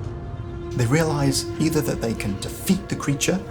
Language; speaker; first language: English; native; English